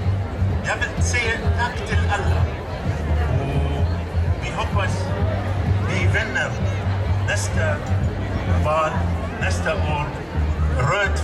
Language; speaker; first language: Swedish; non-native, learner; Arabic